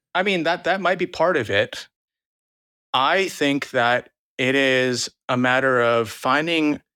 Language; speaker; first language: English; native; English